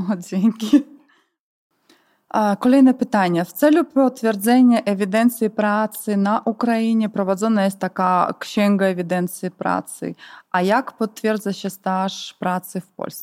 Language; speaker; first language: Polish; non-native, fluent; Ukrainian